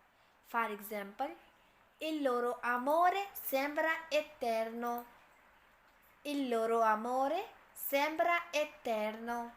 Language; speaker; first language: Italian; non-native, fluent; Urdu